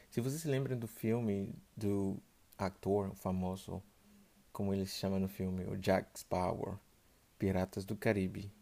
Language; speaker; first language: Portuguese; non-native, fluent; Haitian Creole